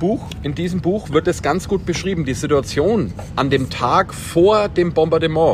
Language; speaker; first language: German; native; German